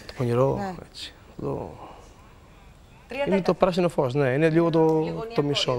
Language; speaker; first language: Greek; native; Greek